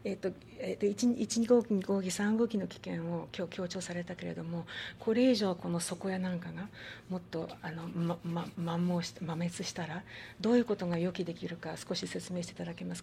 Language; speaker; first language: Japanese; early bilingual, heritage; Japanese